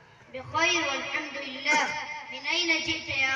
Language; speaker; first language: Arabic; non-native, learner; Urdu